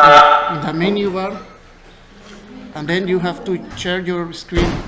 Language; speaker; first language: English; non-native, learner; Spanish